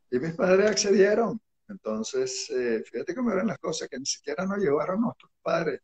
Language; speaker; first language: Spanish; early bilingual, other home language; Hebrew